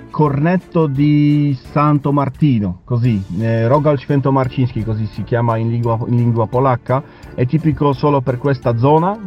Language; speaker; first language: Italian; non-native, learner; Polish